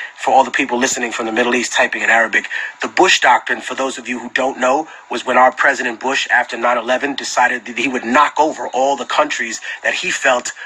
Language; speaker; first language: English; early bilingual, other home language; Spanish